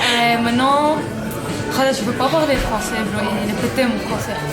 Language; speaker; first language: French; non-native, local second language; Arabic